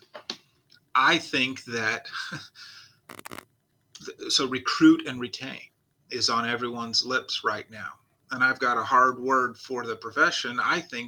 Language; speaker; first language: English; native; English